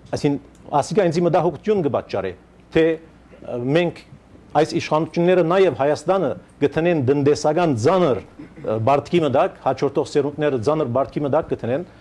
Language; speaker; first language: Armenian; early bilingual, heritage; Armenian